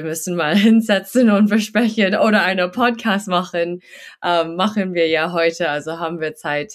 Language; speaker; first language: German; early bilingual, heritage; German